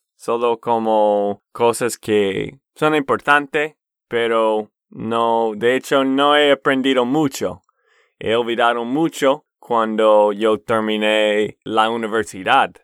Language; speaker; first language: Spanish; non-native, fluent; English